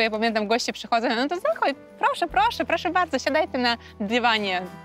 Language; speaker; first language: Polish; non-native, fluent; Russian